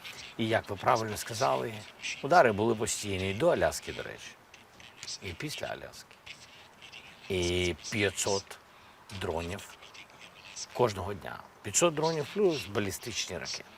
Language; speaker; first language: Ukrainian; non-native, local second language; Russian